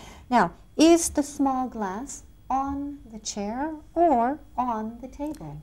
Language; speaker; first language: English; native; English